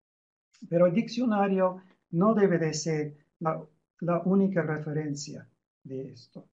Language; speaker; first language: Spanish; non-native, fluent; English